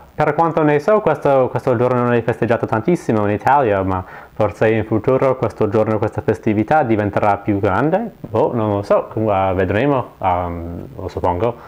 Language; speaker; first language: Italian; non-native, learner; English